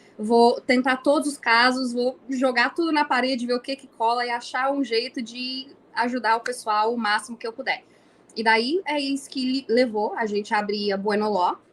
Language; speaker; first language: Portuguese; native; Portuguese